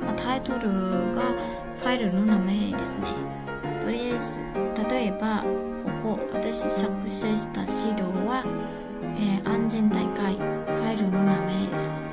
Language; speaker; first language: Japanese; non-native, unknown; Vietnamese